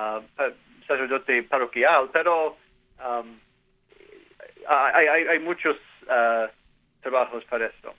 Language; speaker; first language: Spanish; non-native, learner; English